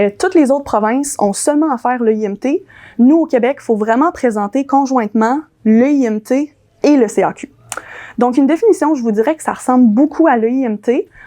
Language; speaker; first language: French; early bilingual, other home language; English